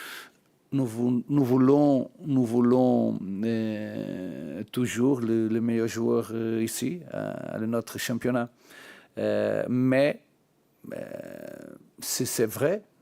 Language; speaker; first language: French; non-native, learner; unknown